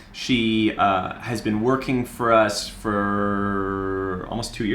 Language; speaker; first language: English; native; English